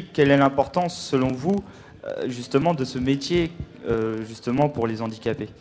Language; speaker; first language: French; native; French